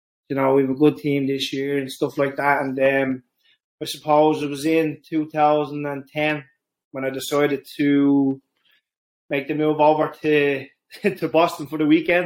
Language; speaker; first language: English; native; English